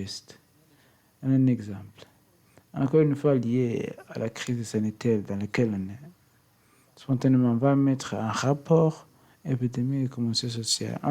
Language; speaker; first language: French; non-native, learner; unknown